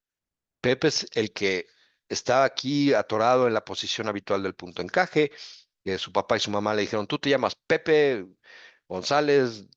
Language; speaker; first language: Spanish; native; Spanish